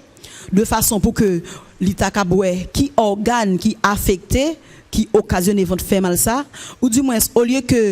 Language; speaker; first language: French; non-native, local second language; Haitian Creole